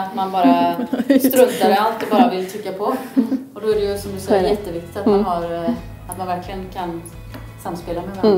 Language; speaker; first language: Swedish; native; Swedish